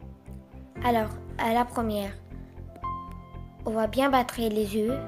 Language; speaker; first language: French; non-native, fluent; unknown